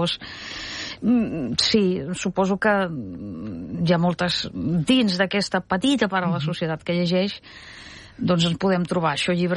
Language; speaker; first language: Catalan; non-native, fluent; Russian